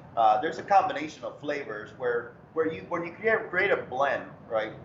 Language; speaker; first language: English; early bilingual, other home language; Spanish